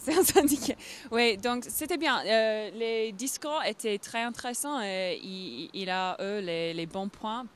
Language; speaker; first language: French; non-native, fluent; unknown